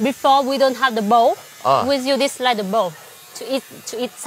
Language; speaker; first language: English; non-native, learner; Iu Mien